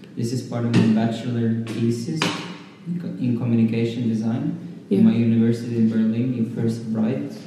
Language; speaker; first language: English; non-native, fluent; Finnish